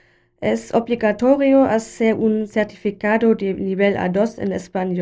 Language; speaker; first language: Spanish; non-native, learner; German